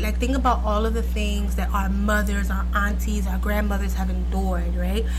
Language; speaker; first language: English; early bilingual, other home language; Spanish